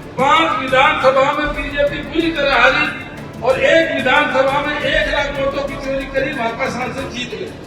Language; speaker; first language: Hindi; native; Hindi